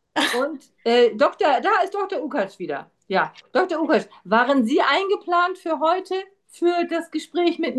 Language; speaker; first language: German; native; German